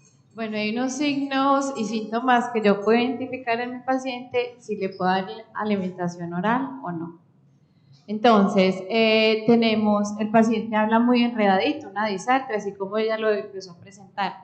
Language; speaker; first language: Spanish; native; Spanish